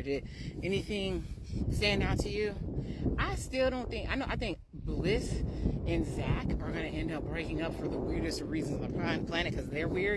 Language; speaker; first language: English; native; English